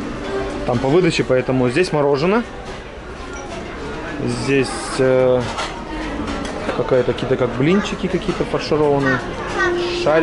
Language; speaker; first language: Russian; native; Russian